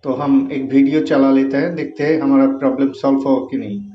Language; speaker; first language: Hindi; non-native, local second language; Bangla